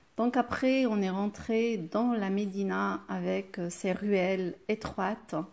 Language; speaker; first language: French; non-native, local second language; Arabic